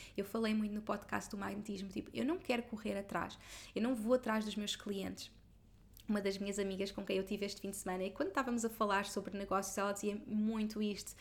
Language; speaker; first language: Portuguese; native; Portuguese